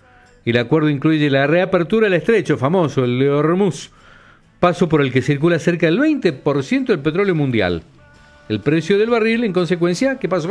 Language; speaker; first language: Spanish; native; Spanish